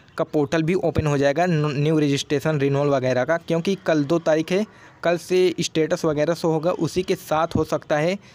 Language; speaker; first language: Hindi; native; Hindi